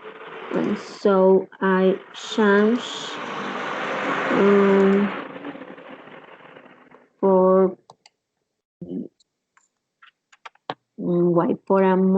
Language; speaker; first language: English; non-native, learner; Spanish